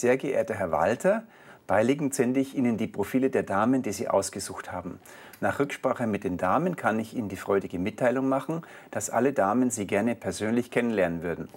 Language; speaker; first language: German; native; German